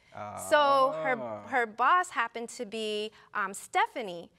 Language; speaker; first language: English; native; English